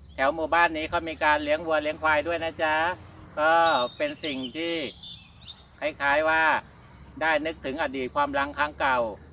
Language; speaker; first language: Thai; native; Thai